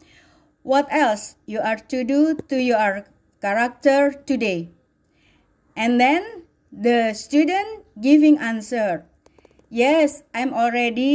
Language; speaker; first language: English; non-native, learner; Indonesian